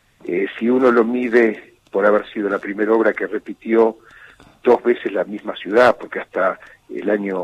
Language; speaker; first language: Spanish; native; Spanish